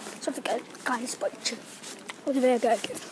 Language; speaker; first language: Danish; early bilingual, other home language; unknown